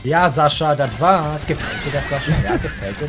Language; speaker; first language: German; native; German